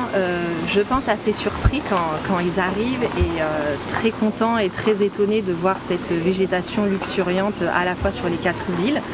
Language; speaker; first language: French; native; French